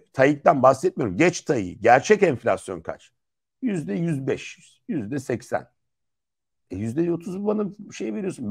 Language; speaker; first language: Turkish; native; Turkish